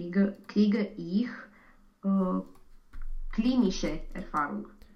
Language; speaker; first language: German; non-native, learner; Romanian